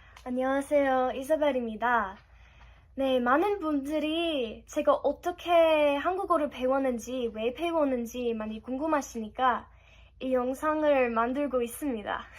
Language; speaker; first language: Korean; non-native, fluent; English